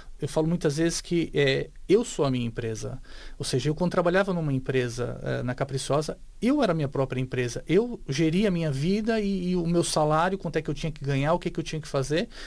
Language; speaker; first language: Portuguese; native; Portuguese